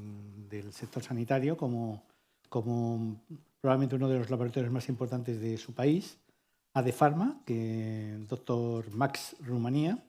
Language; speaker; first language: Spanish; native; Spanish